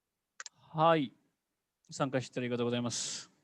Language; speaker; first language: Japanese; non-native, learner; Hindi